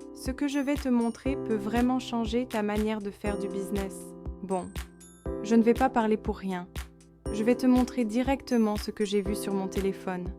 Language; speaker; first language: French; non-native, fluent; Chinese